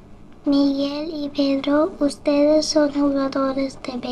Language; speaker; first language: Spanish; non-native, learner; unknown